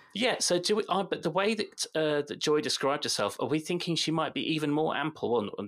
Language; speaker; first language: English; native; English